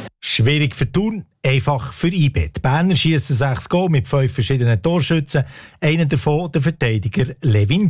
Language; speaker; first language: German; native; German